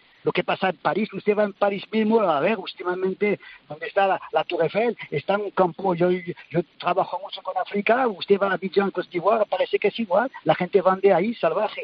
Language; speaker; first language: Spanish; non-native, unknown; French